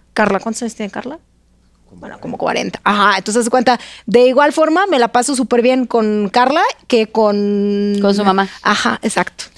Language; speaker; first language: Spanish; non-native, fluent; Russian